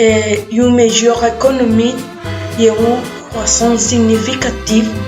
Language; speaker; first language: French; non-native, learner; Spanish